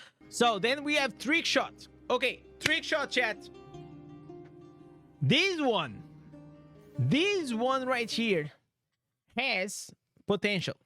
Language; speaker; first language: English; non-native, fluent; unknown